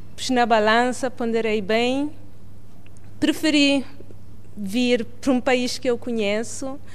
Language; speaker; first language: Portuguese; non-native, local second language; Kabuverdianu